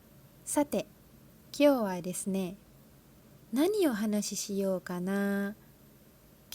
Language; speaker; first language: Japanese; non-native, learner; Malay